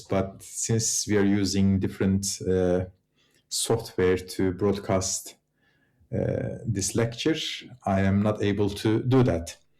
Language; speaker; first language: English; non-native, fluent; Turkish